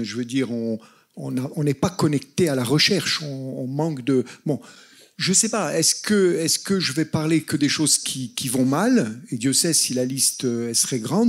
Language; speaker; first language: French; native; French